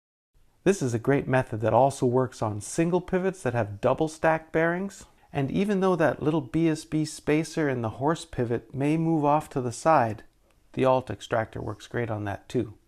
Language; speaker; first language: English; native; English